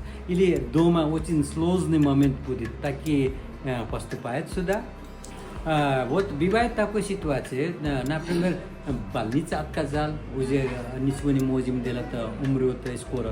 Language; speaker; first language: Russian; non-native, fluent; Nepali